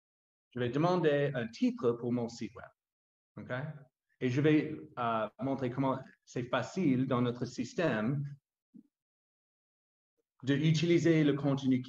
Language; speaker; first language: French; non-native, fluent; English